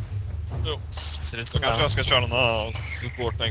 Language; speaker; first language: Swedish; native; Swedish